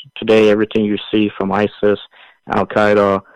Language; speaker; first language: English; early bilingual, other home language; Assyrian Neo-Aramaic